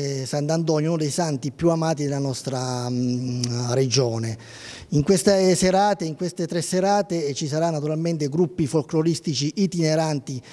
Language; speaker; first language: Italian; native; Italian